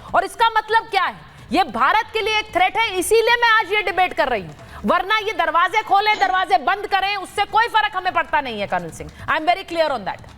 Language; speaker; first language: Hindi; native; Hindi